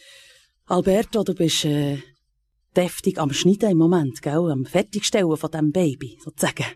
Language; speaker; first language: German; native; German